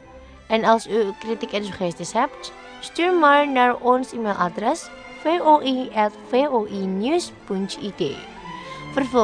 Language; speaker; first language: Dutch; non-native, learner; Indonesian